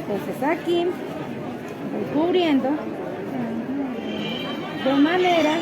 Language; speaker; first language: Spanish; native; Spanish